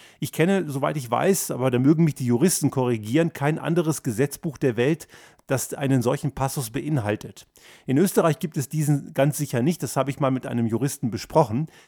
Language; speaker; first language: German; early bilingual, other home language; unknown